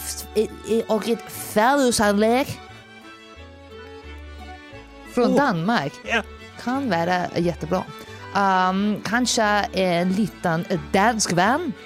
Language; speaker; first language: Swedish; non-native, learner; Danish